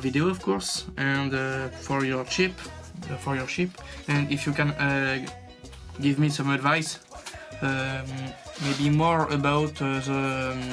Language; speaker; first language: English; non-native, learner; French